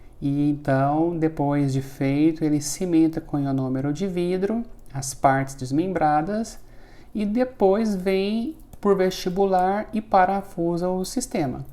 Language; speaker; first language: Portuguese; native; Portuguese